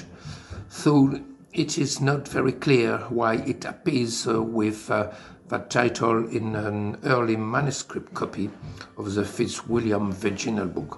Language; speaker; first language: English; non-native, fluent; French